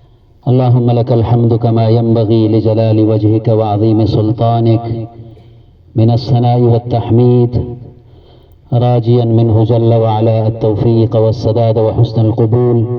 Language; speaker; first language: Arabic; non-native, fluent; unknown